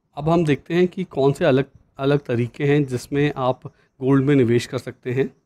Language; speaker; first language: Hindi; native; Hindi